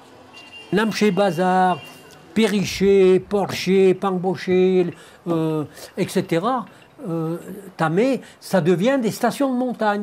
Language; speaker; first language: French; native; French